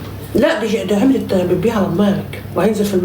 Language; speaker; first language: Arabic; native; Arabic